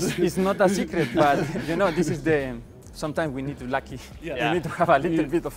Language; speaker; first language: English; non-native, learner; Spanish